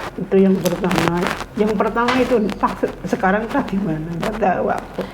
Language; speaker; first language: Indonesian; non-native, local second language; Javanese